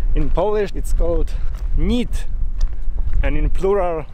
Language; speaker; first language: English; non-native, fluent; Polish